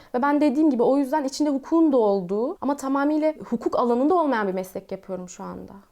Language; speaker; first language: Turkish; native; Turkish